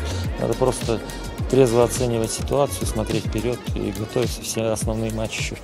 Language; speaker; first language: Russian; native; Russian